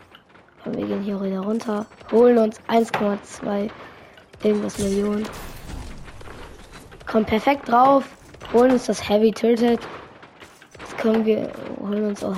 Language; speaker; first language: German; native; German